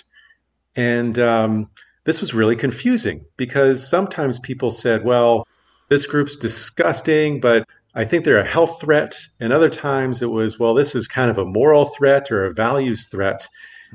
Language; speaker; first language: English; native; English